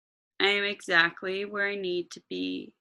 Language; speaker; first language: English; native; English